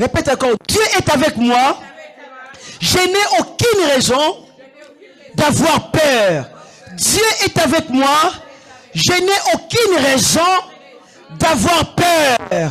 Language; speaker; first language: French; non-native, local second language; Lingala